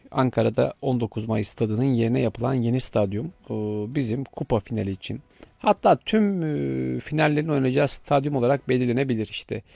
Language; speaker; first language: Turkish; native; Turkish